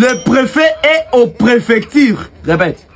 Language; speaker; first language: French; non-native, local second language; Kinyarwanda